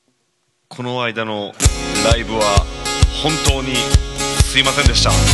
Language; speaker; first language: Japanese; native; Japanese